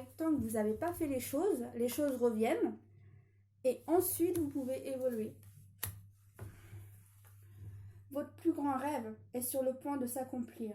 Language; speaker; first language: French; native; French